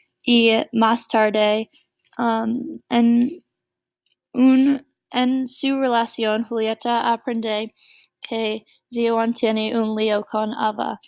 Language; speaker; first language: Spanish; non-native, learner; English